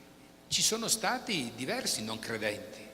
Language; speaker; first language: Italian; native; Italian